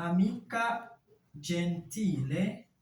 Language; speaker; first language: Italian; non-native, fluent; French